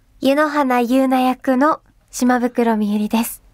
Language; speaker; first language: Japanese; native; Japanese